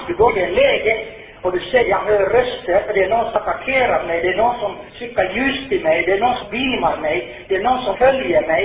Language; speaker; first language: Swedish; non-native, fluent; Finnish